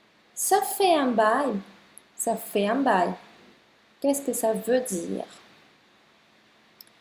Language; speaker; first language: French; non-native, fluent; Spanish